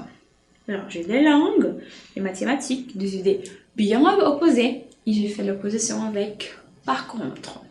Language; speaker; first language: French; non-native, fluent; Portuguese